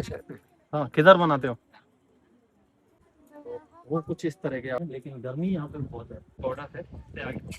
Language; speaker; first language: Hindi; native; Hindi